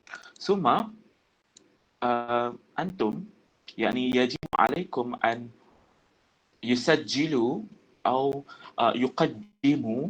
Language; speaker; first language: Arabic; non-native, fluent; Malay